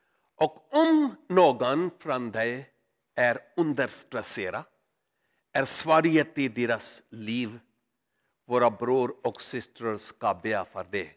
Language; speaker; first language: Swedish; non-native, learner; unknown